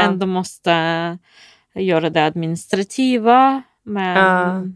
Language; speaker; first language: Swedish; non-native, fluent; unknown